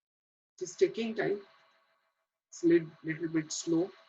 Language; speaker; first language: English; non-native, local second language; Marathi